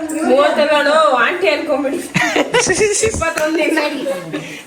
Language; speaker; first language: Kannada; native; Kannada